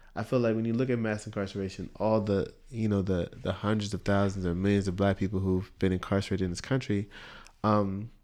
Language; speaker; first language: English; native; English